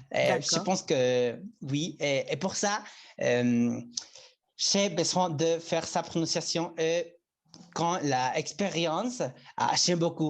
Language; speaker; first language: French; non-native, learner; Spanish